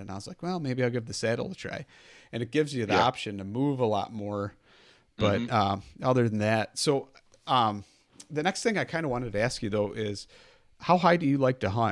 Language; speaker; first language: English; native; English